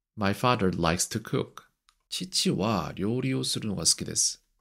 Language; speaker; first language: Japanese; non-native, learner; Korean